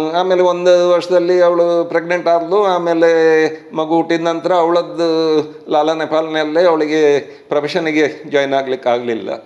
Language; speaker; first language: Kannada; native; Kannada